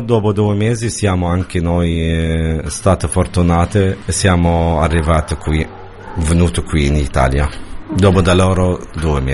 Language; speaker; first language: Italian; non-native, learner; Arabic